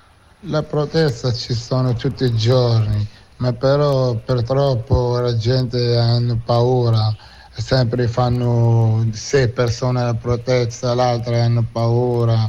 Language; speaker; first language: Italian; non-native, fluent; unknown